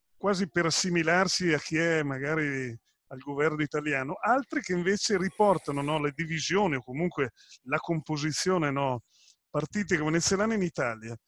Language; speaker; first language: Italian; native; Italian